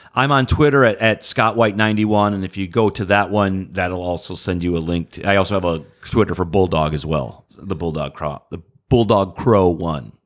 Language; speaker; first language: English; native; English